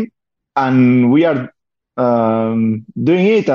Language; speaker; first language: English; non-native, fluent; Spanish